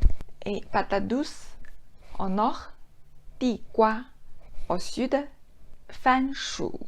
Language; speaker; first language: French; non-native, fluent; Chinese